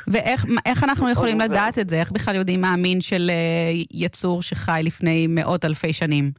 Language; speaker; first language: Hebrew; native; Hebrew